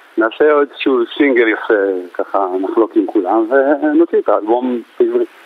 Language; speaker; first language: Hebrew; early bilingual, other home language; Amharic